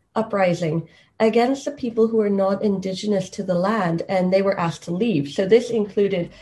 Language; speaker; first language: English; non-native, local second language; Swahili